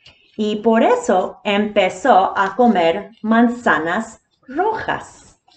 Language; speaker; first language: Spanish; early bilingual, heritage; Spanish